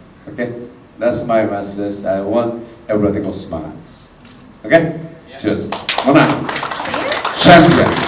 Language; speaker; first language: English; non-native, fluent; Korean